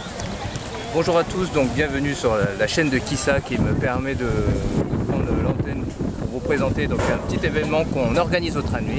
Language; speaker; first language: French; native; French